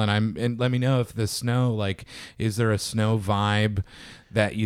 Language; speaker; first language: English; native; English